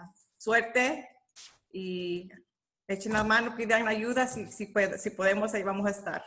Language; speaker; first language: Spanish; early bilingual, heritage; Spanish